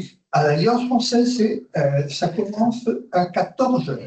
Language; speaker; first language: French; non-native, fluent; Spanish